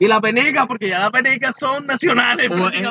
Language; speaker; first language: Spanish; native; Spanish